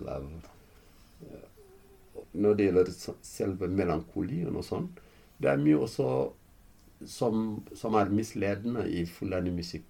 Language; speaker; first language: Norwegian; non-native, fluent; Fula